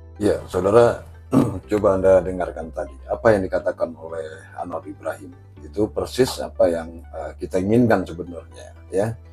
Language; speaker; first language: Indonesian; native; Indonesian